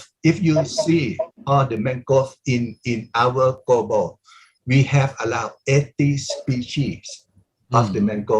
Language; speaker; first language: English; non-native, learner; Thai